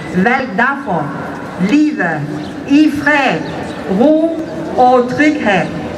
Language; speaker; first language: Norwegian; non-native, fluent; Vietnamese